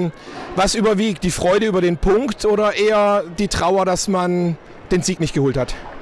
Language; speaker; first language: German; native; German